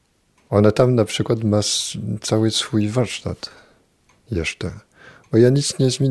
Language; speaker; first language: Polish; non-native, fluent; French